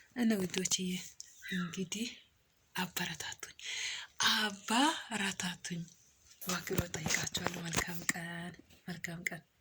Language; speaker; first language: Amharic; non-native, local second language; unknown